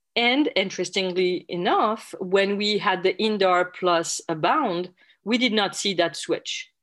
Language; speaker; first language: English; non-native, fluent; French